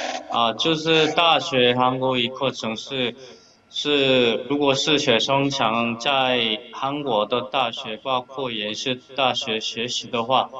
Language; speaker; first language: Chinese; non-native, fluent; Korean